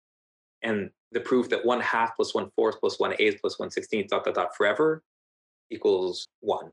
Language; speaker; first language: English; native; English